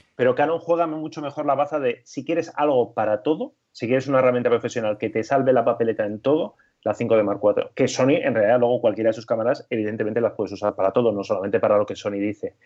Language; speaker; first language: Spanish; native; Spanish